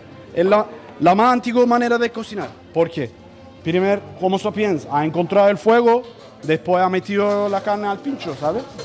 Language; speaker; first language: Spanish; non-native, learner; Turkish